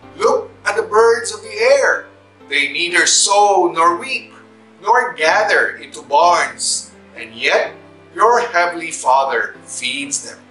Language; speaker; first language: English; non-native, local second language; Min Nan Chinese